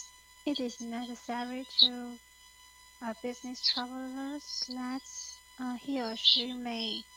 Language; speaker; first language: English; non-native, learner; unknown